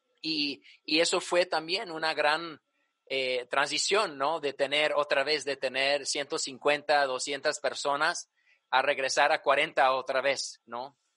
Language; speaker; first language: Spanish; early bilingual, other home language; English